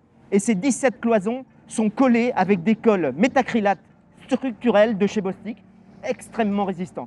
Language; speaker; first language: French; native; French